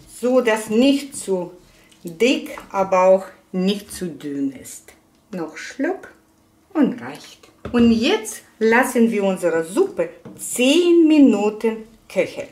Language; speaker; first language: German; non-native, fluent; Russian